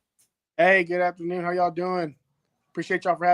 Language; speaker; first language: English; native; English